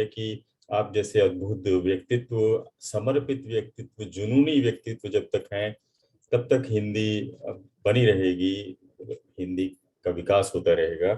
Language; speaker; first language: Hindi; native; Hindi